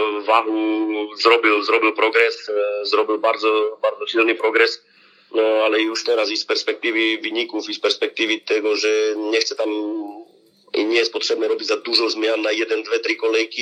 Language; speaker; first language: Polish; non-native, learner; Slovak